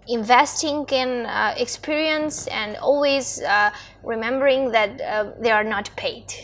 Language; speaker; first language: English; non-native, fluent; Albanian